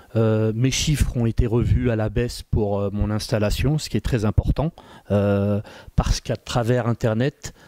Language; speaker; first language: French; native; French